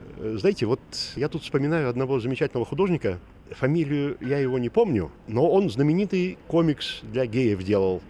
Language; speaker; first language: Russian; native; Russian